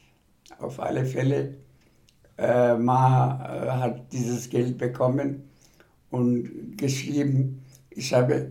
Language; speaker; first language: German; non-native, fluent; Bangla